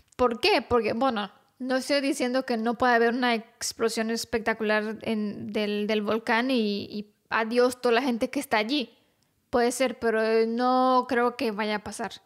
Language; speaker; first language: Spanish; non-native, fluent; Romanian